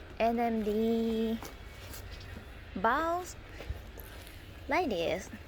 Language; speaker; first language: English; non-native, learner; Thai